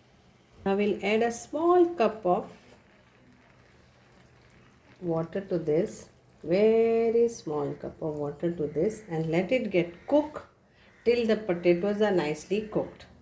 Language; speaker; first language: English; non-native, local second language; Konkani